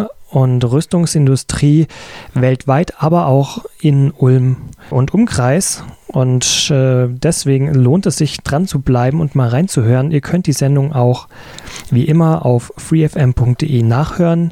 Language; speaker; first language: German; native; German